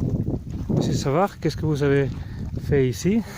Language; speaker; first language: French; non-native, fluent; Catalan